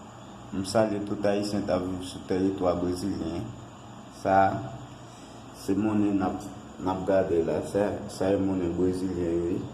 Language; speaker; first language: French; non-native, learner; Haitian Creole